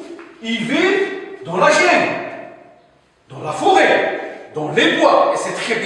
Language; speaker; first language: French; non-native, local second language; Arabic